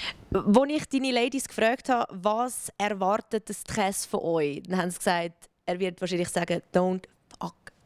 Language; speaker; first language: German; native; German